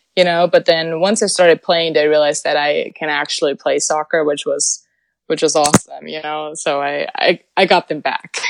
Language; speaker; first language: English; non-native, fluent; German